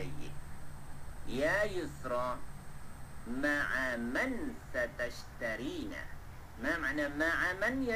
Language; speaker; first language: Arabic; non-native, fluent; Malay